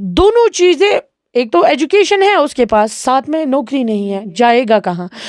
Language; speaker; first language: Urdu; non-native, local second language; Kashmiri